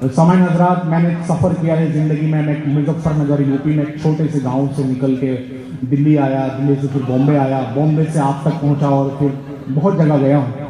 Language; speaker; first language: Urdu; native; Urdu